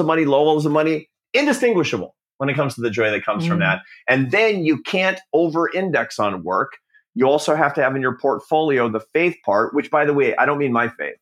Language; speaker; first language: English; native; English